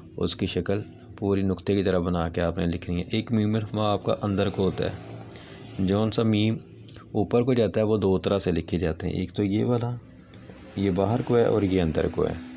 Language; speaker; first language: Urdu; non-native, local second language; Punjabi